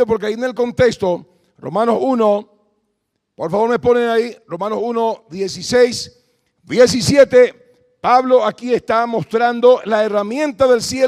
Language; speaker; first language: Spanish; native; Spanish